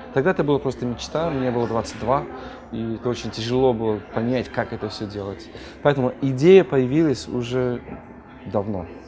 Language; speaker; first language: Russian; non-native, fluent; English